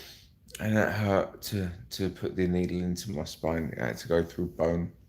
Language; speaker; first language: English; native; English